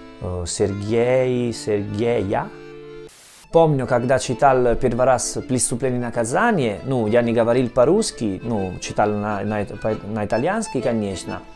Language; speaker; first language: Russian; non-native, learner; Italian